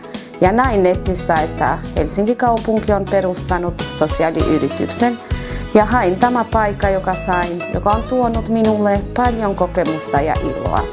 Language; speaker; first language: Finnish; non-native, fluent; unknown